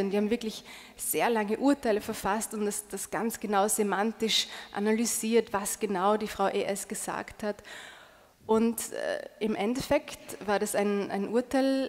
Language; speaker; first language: German; native; German